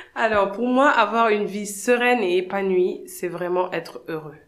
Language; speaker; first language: French; non-native, local second language; Wolof